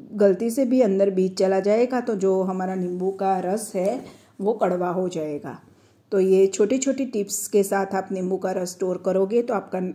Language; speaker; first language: Hindi; non-native, local second language; Gujarati